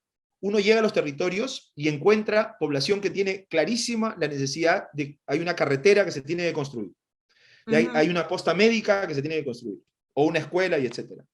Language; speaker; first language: Spanish; native; Spanish